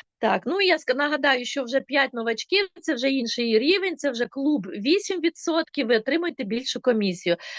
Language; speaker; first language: Ukrainian; non-native, local second language; Russian